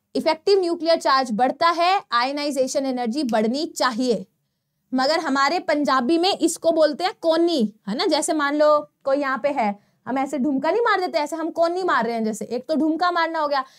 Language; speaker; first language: Hindi; non-native, local second language; Gujarati